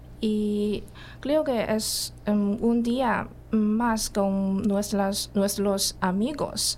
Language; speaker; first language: Spanish; non-native, learner; Chinese